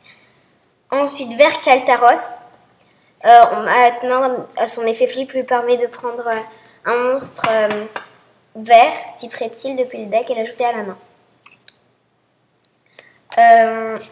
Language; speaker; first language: French; native; French